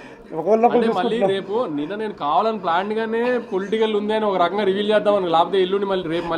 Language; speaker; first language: Telugu; native; Telugu